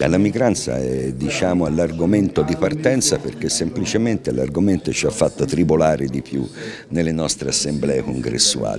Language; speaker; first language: Italian; native; Italian